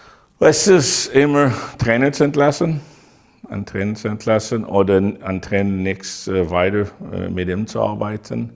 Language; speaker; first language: German; non-native, fluent; English